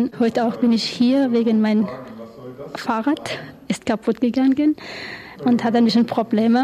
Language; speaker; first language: German; non-native, learner; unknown